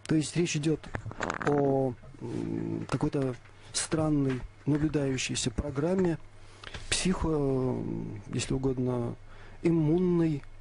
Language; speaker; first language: Russian; native; Russian